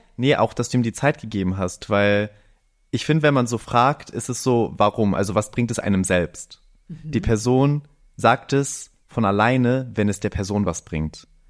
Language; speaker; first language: German; early bilingual, other home language; Greek